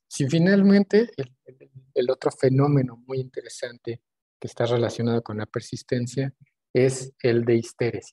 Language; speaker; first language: Spanish; native; Spanish